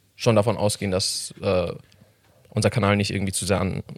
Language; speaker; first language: German; non-native, fluent; Persian